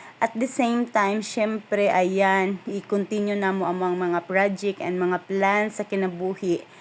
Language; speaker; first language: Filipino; non-native, local second language; Cebuano